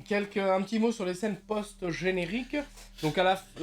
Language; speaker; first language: French; native; French